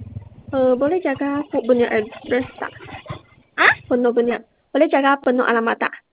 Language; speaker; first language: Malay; non-native, local second language; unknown